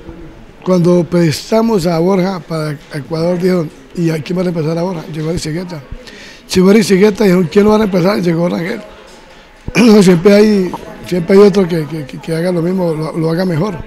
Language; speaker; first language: Spanish; native; Spanish